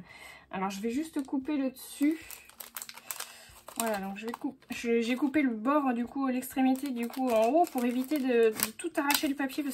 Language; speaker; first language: French; native; French